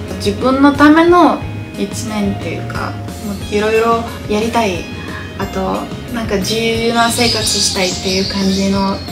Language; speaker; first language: Japanese; non-native, fluent; Bulgarian